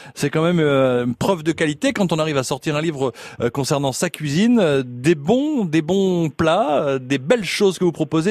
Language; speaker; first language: French; native; French